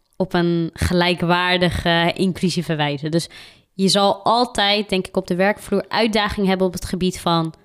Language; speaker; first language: Dutch; early bilingual, other home language; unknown